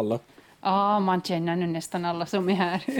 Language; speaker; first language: Swedish; non-native, fluent; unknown